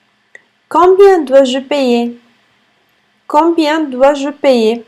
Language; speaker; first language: French; non-native, fluent; Arabic